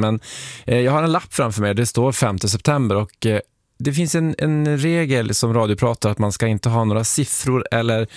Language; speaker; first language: Swedish; native; Swedish